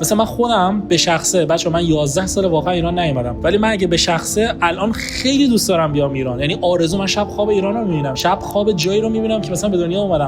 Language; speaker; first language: Persian; native; Persian